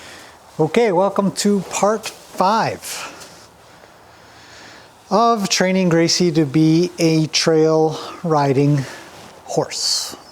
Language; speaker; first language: English; native; English